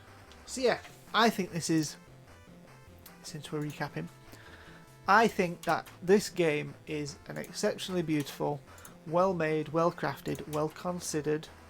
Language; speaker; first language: English; native; English